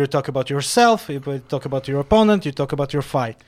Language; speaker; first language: English; non-native, fluent; Hebrew